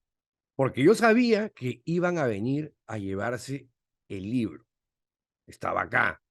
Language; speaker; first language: Spanish; native; Spanish